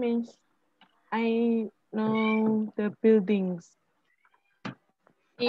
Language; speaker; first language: English; non-native, fluent; Indonesian